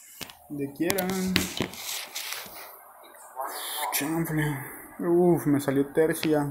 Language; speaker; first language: Spanish; native; Spanish